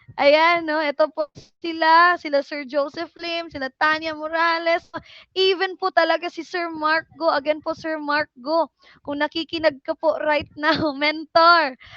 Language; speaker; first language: Filipino; non-native, local second language; Cebuano